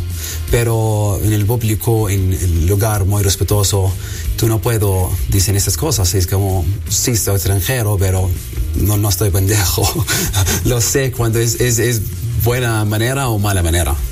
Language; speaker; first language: Spanish; non-native, learner; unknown